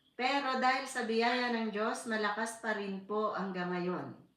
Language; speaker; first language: Filipino; native; Filipino